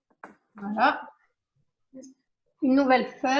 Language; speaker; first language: French; native; French